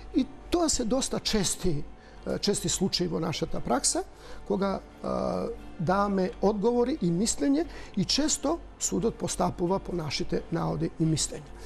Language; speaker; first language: Macedonian; native; Macedonian